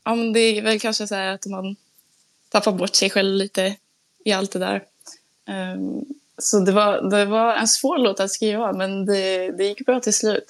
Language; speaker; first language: Swedish; non-native, fluent; French